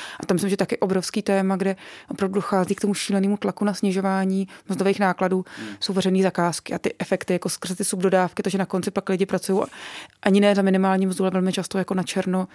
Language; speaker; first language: Czech; native; Czech